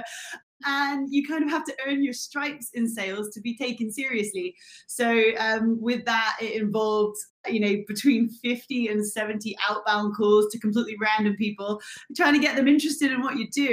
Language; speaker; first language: English; native; English